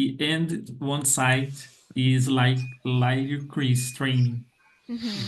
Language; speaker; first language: English; non-native, learner; Portuguese